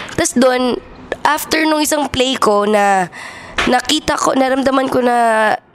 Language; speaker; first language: Filipino; non-native, local second language; Cebuano